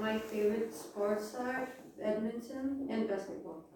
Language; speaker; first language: English; non-native, learner; Turkish